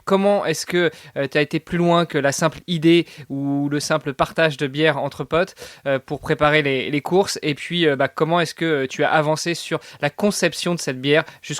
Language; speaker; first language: French; native; French